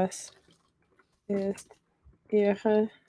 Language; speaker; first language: German; non-native, learner; English